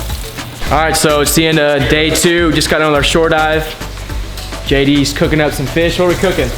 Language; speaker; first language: English; native; English